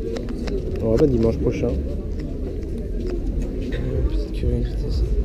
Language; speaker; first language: French; native; French